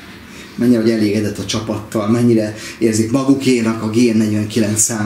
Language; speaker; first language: Hungarian; native; Hungarian